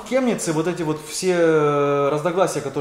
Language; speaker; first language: Russian; native; Russian